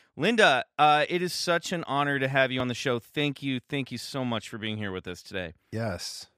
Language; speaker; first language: English; native; English